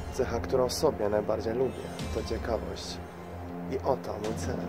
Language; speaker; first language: Polish; non-native, fluent; Croatian